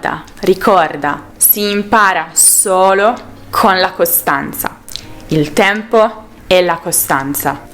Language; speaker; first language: Italian; native; Italian